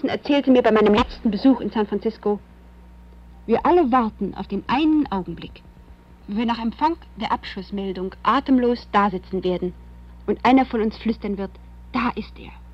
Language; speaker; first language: German; native; German